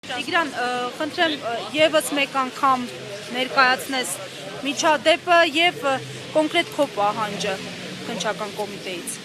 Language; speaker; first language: Armenian; native; Armenian